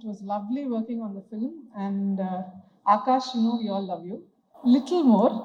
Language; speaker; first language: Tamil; non-native, learner; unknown